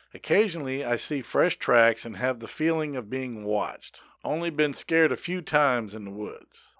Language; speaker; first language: English; native; English